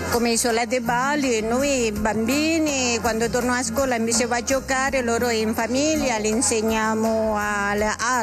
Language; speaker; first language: Italian; non-native, learner; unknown